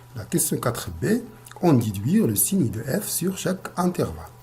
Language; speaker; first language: French; non-native, local second language; Arabic